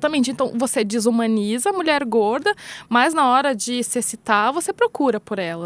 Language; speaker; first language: Portuguese; native; Portuguese